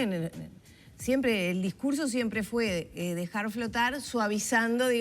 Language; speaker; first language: Spanish; native; Spanish